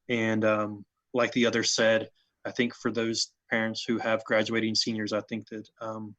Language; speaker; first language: English; native; English